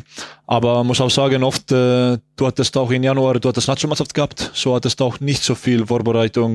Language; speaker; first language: German; non-native, learner; Estonian